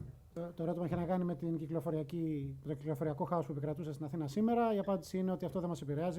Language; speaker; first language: Greek; native; Greek